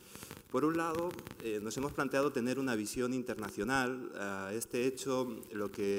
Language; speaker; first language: Spanish; native; Spanish